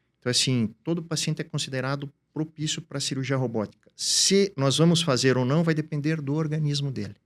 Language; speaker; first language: Portuguese; native; Portuguese